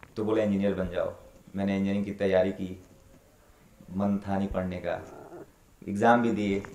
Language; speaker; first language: Hindi; native; Hindi